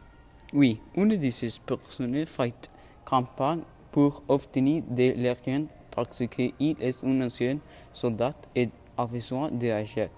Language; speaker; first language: French; non-native, learner; Spanish